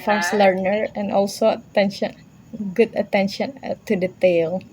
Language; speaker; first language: English; non-native, learner; Indonesian